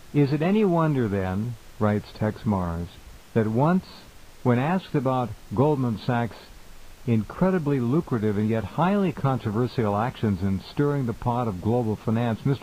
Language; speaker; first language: English; native; English